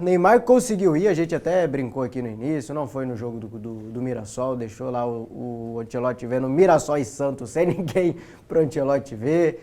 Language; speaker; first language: Portuguese; native; Portuguese